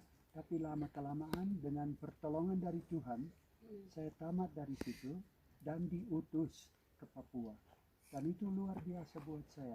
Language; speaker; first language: Indonesian; non-native, fluent; English